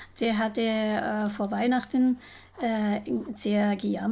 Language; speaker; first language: German; non-native, learner; Japanese